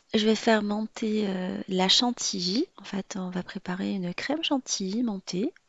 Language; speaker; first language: French; non-native, local second language; Arabic